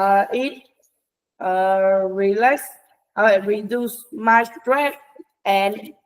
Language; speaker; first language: English; non-native, learner; Vietnamese